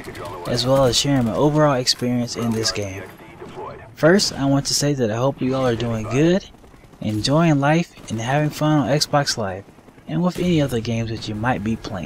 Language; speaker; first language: English; native; English